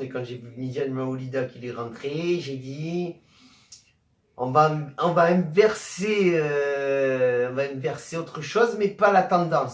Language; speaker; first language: French; native; French